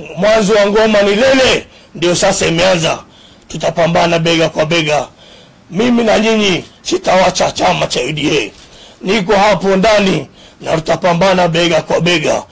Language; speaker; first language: Swahili; native; Swahili